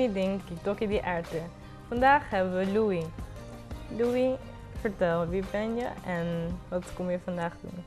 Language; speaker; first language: Dutch; non-native, local second language; Papiamento